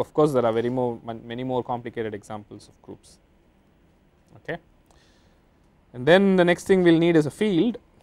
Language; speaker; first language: English; non-native, local second language; Tamil